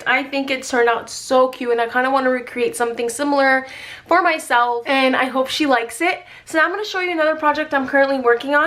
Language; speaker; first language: English; native; English